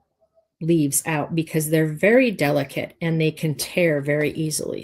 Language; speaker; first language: English; native; English